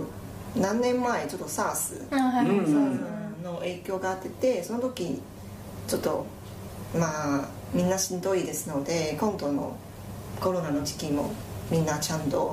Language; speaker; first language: Japanese; non-native, fluent; Chinese